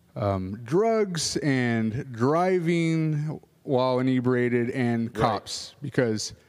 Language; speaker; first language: English; native; English